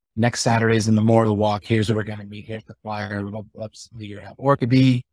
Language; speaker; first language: English; native; English